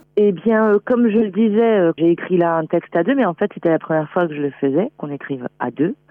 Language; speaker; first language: French; native; French